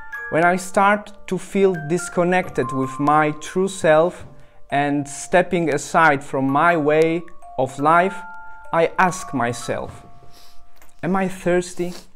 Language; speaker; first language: English; non-native, fluent; Polish